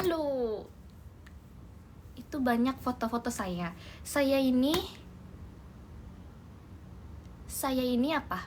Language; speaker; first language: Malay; non-native, learner; Indonesian